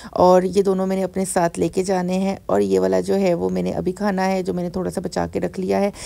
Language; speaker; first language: Urdu; native; Urdu